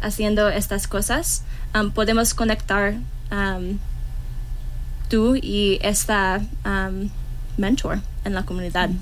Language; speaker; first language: Spanish; non-native, learner; English